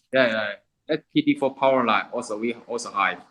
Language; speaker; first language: English; non-native, learner; Chinese